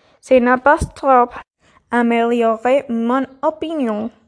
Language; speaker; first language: French; non-native, learner; Spanish